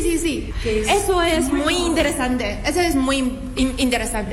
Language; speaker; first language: Spanish; non-native, fluent; Chinese